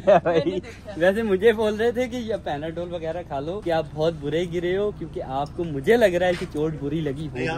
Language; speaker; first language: Urdu; non-native, local second language; Punjabi